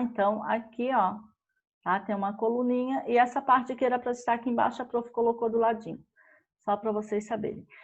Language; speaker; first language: Portuguese; native; Portuguese